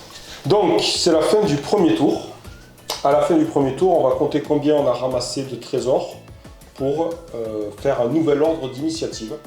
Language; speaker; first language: French; native; French